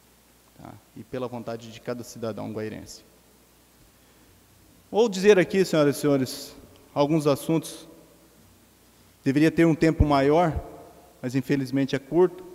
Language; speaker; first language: Portuguese; native; Portuguese